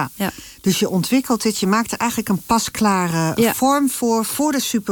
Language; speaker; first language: Dutch; native; Dutch